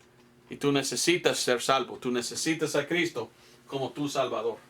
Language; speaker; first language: Spanish; non-native, fluent; English